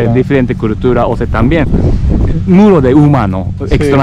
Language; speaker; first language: Spanish; non-native, learner; Japanese